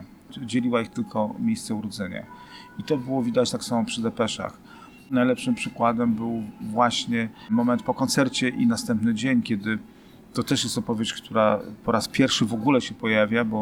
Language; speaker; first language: Polish; native; Polish